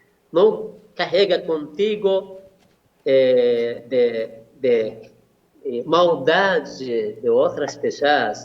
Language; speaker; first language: Portuguese; non-native, learner; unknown